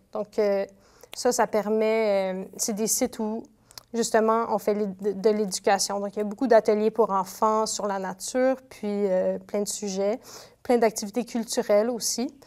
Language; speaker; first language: French; native; French